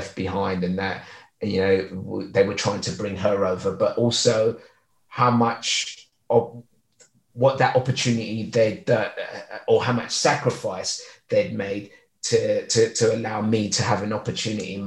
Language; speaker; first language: English; native; English